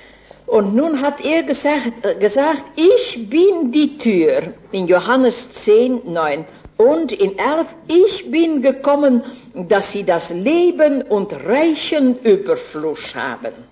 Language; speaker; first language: German; non-native, fluent; Dutch